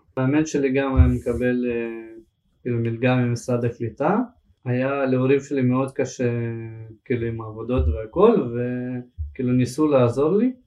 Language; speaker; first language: Hebrew; early bilingual, other home language; Russian